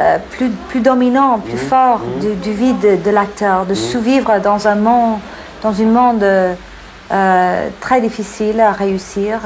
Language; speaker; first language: French; non-native, fluent; English